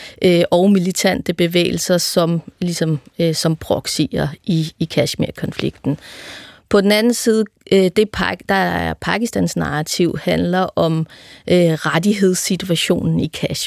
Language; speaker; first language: Danish; native; Danish